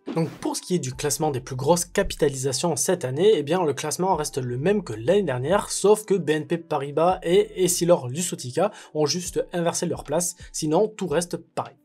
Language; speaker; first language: French; native; French